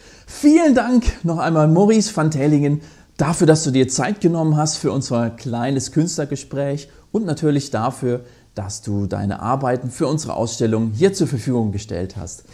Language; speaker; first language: German; native; German